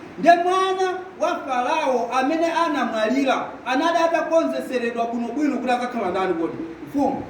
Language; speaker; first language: Nyanja; non-native, local second language; Tumbuka